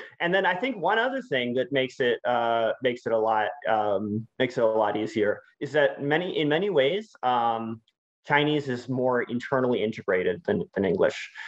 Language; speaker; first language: English; native; English